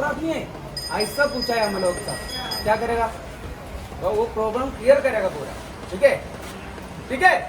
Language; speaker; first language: Hindi; non-native, local second language; Malayalam